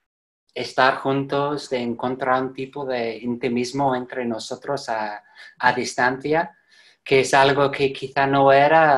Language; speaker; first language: Spanish; non-native, fluent; English